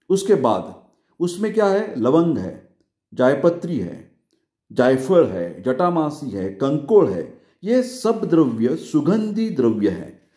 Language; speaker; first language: Hindi; non-native, local second language; Marathi